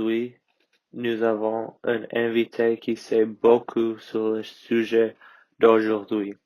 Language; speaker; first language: French; non-native, learner; English